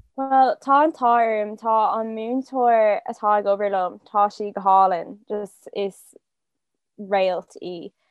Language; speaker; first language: Irish; non-native, local second language; English